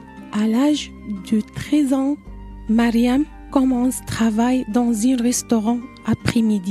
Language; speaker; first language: French; non-native, learner; Arabic